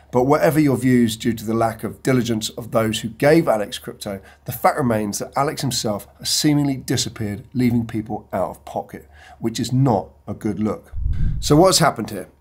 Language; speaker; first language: English; native; English